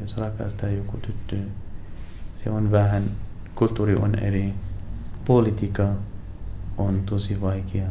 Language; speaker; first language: Finnish; non-native, learner; Arabic